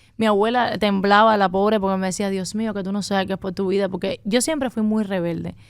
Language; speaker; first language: Spanish; native; Spanish